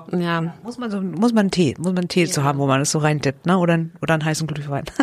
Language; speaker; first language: German; native; German